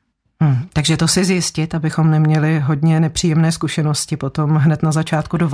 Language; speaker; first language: Czech; native; Czech